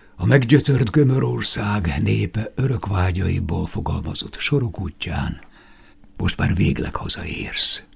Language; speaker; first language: Hungarian; native; Hungarian